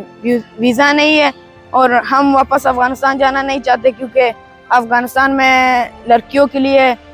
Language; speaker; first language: Hindi; non-native, fluent; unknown